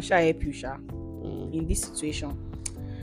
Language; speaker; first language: English; non-native, local second language; Yoruba